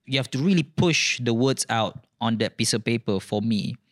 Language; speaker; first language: English; non-native, local second language; Malay